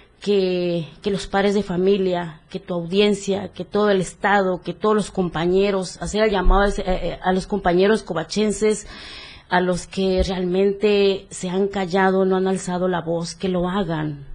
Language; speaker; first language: Spanish; native; Spanish